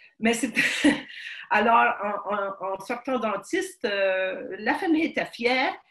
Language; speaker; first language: French; early bilingual, other home language; Ukrainian